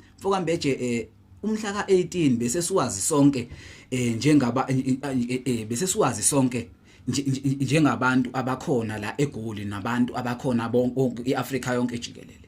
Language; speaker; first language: Zulu; native; Zulu